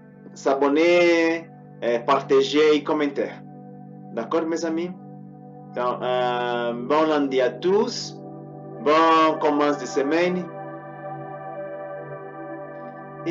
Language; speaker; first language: French; non-native, learner; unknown